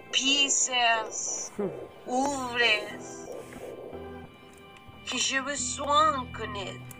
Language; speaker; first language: French; non-native, learner; Spanish